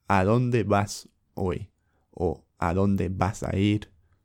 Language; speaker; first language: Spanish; non-native, fluent; English